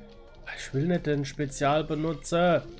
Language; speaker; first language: German; native; German